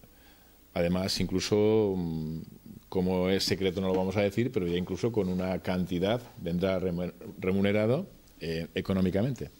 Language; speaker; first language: Spanish; native; Spanish